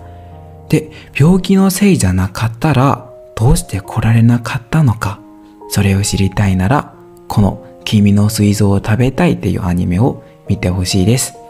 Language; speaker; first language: Japanese; non-native, learner; Burmese